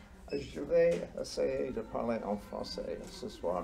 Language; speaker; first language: French; non-native, learner; English